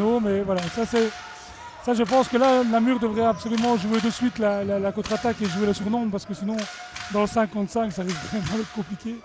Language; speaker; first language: French; native; French